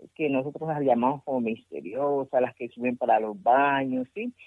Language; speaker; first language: Spanish; native; Spanish